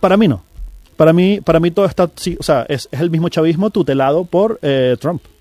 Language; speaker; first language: Spanish; native; Spanish